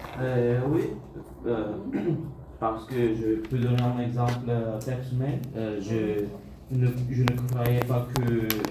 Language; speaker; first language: French; non-native, learner; Bulgarian